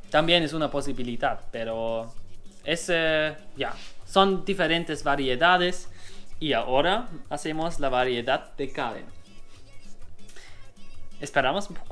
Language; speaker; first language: Spanish; non-native, learner; German